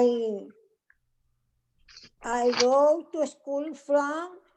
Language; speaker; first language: English; non-native, learner; Spanish